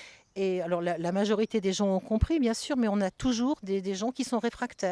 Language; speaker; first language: French; native; French